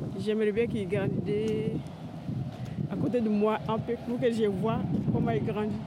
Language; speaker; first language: French; non-native, learner; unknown